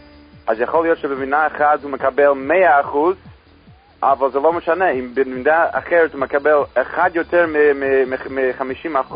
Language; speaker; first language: Hebrew; non-native, fluent; English